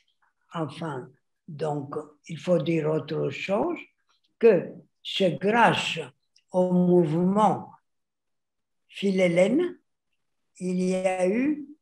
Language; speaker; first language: French; non-native, fluent; Greek